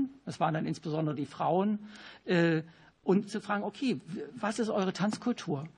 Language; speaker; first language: German; native; German